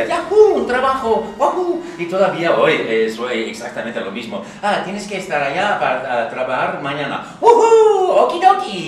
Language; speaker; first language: Spanish; non-native, fluent; English